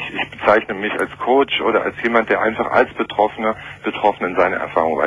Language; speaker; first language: German; native; German